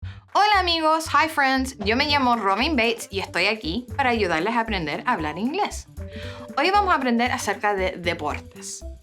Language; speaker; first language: Spanish; non-native, fluent; English